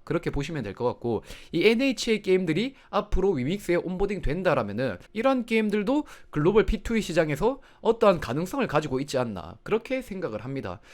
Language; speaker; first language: Korean; native; Korean